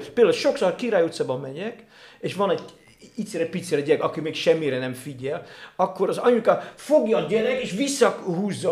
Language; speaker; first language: Hungarian; non-native, fluent; Dutch